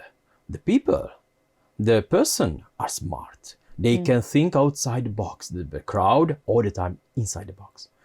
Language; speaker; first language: English; non-native, fluent; Hungarian